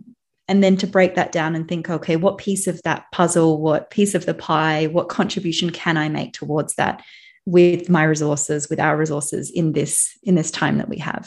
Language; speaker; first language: English; native; English